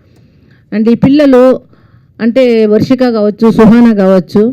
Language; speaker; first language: Telugu; native; Telugu